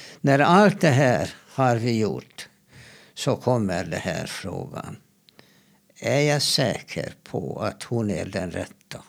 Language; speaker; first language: Swedish; non-native, fluent; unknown